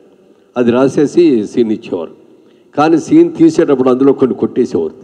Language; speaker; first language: Telugu; native; Telugu